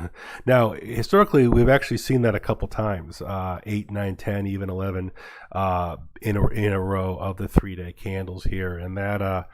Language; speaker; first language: English; native; English